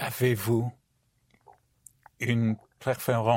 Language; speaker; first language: French; non-native, learner; English